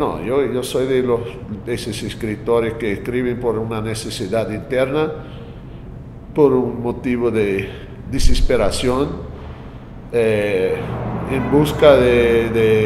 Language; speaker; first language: Spanish; non-native, fluent; English